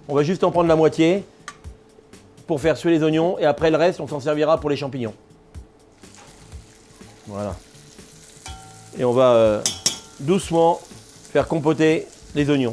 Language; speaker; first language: French; native; French